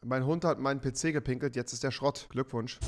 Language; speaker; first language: German; native; German